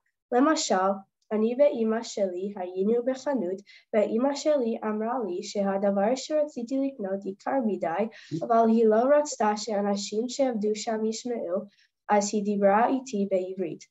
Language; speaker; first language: Hebrew; non-native, learner; English